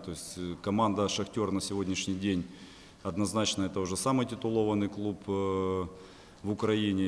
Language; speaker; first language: Russian; native; Russian